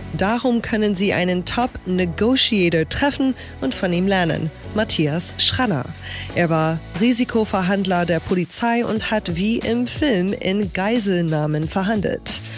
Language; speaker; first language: German; non-native, fluent; English